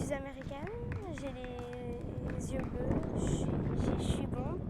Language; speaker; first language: French; early bilingual, other home language; English